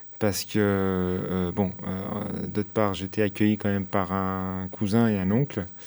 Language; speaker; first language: French; non-native, fluent; Persian